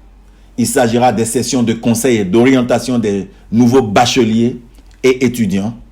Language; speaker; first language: French; native; French